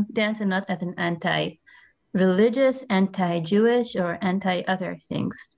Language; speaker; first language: English; non-native, fluent; Hebrew